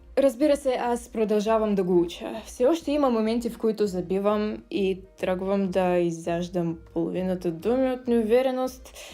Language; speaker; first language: Bulgarian; early bilingual, other home language; Russian